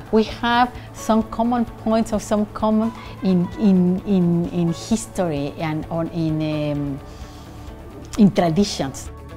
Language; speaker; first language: English; non-native, fluent; Spanish